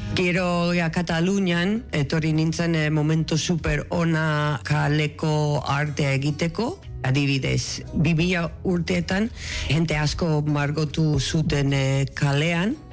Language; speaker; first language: Basque; non-native, learner; English